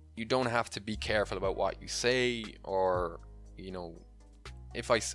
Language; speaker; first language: English; native; English